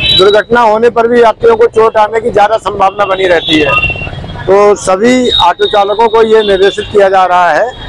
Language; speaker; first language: Hindi; native; Hindi